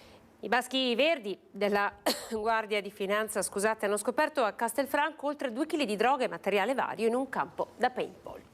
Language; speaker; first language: Italian; native; Italian